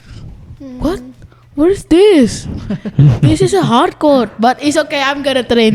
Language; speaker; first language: English; non-native, learner; Indonesian